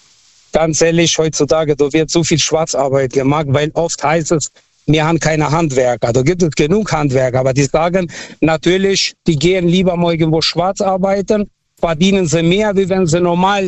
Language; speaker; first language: German; non-native, fluent; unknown